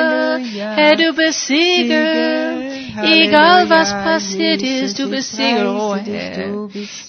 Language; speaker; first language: German; non-native, fluent; English